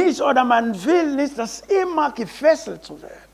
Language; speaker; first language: German; non-native, learner; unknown